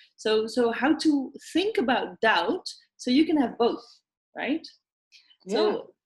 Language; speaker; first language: English; non-native, fluent; Dutch